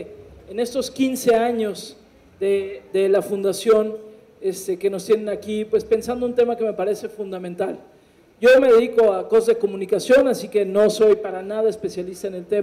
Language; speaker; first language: Spanish; native; Spanish